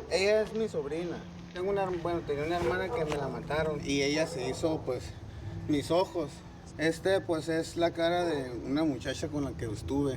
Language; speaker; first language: Spanish; native; Spanish